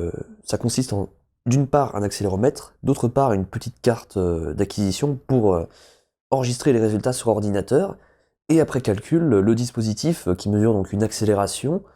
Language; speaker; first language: French; native; French